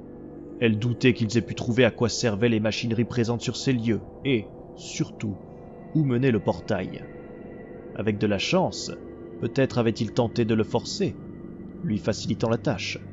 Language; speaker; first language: French; native; French